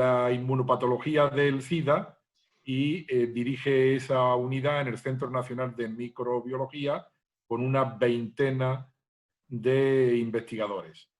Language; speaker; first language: Spanish; native; Spanish